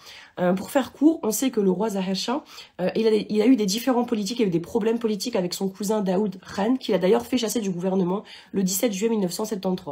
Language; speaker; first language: French; native; French